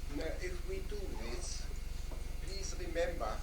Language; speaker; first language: English; non-native, fluent; German